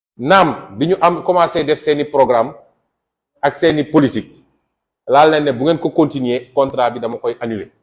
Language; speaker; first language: Wolof; non-native, local second language; Jola-Fonyi